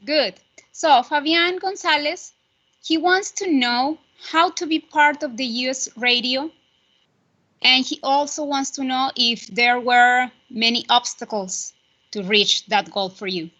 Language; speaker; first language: English; non-native, fluent; Spanish